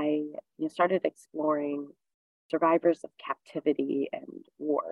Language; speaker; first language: English; native; English